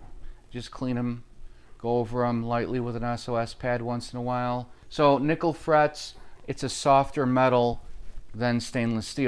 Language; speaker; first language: English; native; English